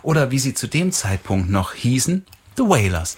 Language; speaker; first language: German; native; German